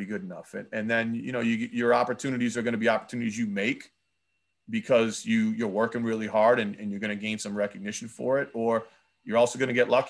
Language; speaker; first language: English; native; English